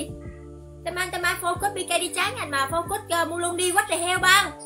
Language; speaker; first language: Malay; non-native, learner; Vietnamese